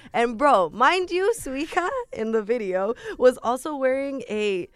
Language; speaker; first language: English; native; English